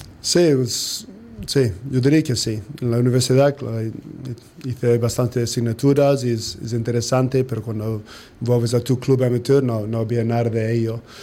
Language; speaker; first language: Spanish; non-native, fluent; English